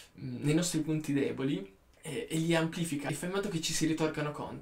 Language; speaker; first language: Italian; native; Italian